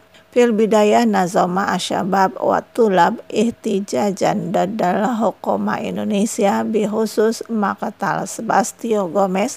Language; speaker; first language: Arabic; non-native, fluent; Indonesian